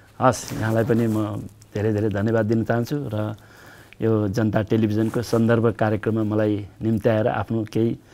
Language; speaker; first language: Nepali; native; Nepali